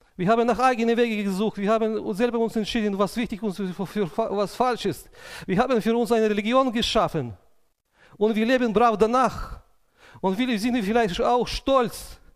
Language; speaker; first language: German; non-native, fluent; Russian